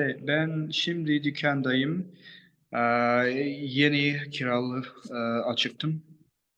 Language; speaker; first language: Turkish; non-native, learner; English